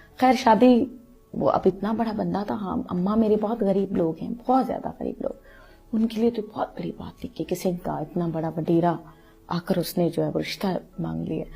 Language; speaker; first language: Urdu; non-native, local second language; Punjabi